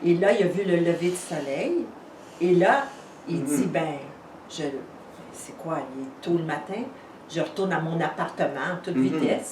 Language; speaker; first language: French; native; French